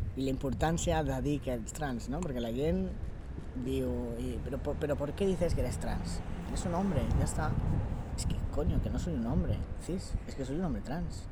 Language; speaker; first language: Spanish; non-native, local second language; Catalan